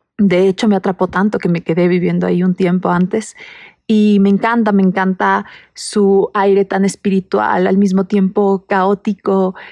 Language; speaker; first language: Spanish; native; Spanish